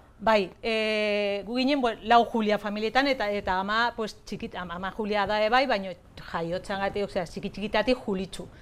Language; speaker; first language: Basque; early bilingual, heritage; Spanish